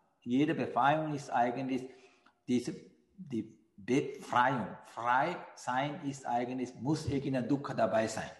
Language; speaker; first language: German; non-native, fluent; Sinhala